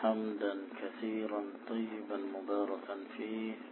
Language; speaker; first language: Arabic; non-native, fluent; Indonesian